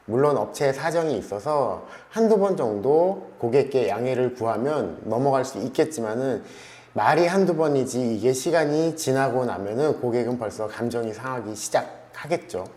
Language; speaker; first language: Korean; native; Korean